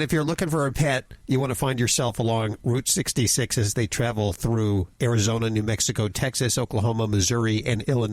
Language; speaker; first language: English; native; English